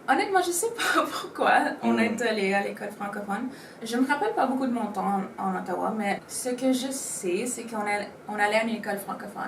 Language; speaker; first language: French; non-native, local second language; Spanish